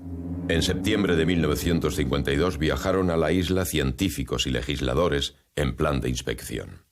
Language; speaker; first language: Spanish; native; Spanish